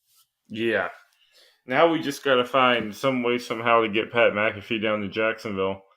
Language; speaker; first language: English; native; English